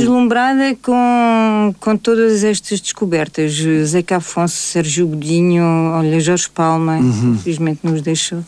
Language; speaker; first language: Portuguese; native; Portuguese